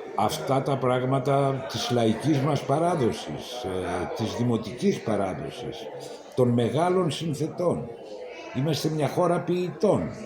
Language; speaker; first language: Greek; native; Greek